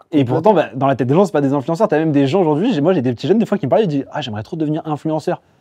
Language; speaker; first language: French; native; French